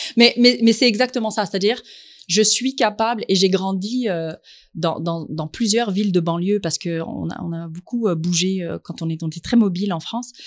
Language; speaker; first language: French; early bilingual, other home language; Arabic